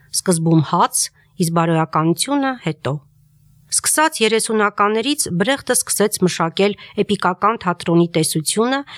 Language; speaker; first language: Armenian; native; Armenian